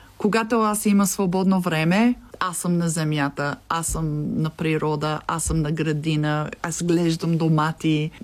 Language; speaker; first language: Bulgarian; non-native, learner; English